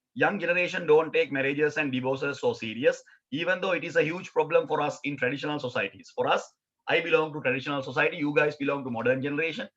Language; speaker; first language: English; non-native, local second language; Sinhala